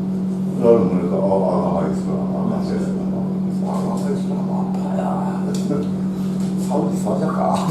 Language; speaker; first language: Indonesian; non-native, learner; Japanese